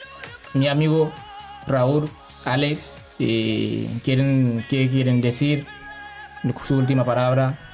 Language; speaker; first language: Spanish; non-native, learner; Haitian Creole